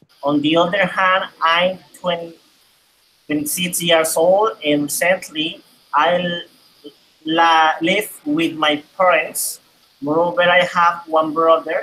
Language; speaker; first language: English; non-native, learner; Spanish